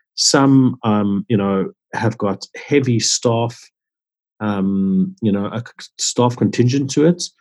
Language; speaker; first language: English; native; English